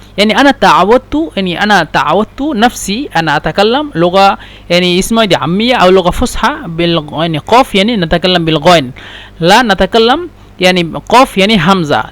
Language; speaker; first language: Egyptian Arabic; non-native, learner; Bangla